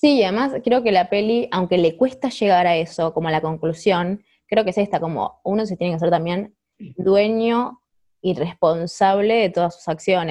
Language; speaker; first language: Spanish; native; Spanish